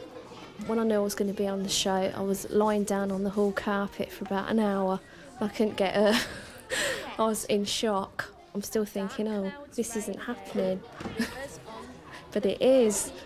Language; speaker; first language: English; native; English